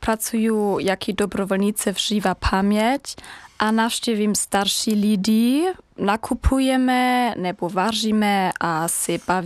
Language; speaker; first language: Czech; non-native, learner; German